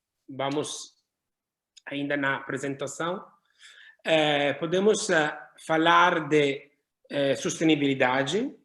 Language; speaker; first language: Portuguese; non-native, learner; Italian